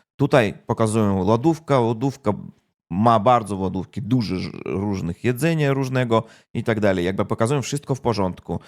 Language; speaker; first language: Polish; non-native, fluent; Russian